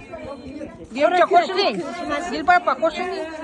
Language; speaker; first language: Russian; non-native, local second language; Uzbek